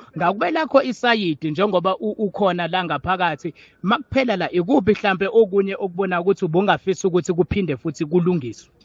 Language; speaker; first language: Zulu; native; Zulu